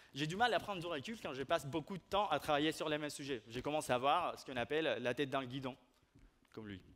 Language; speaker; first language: French; non-native, fluent; Spanish